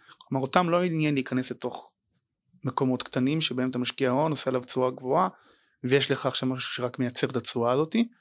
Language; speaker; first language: Hebrew; native; Hebrew